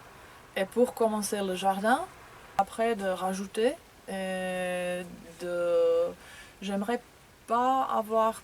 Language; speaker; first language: French; non-native, fluent; Croatian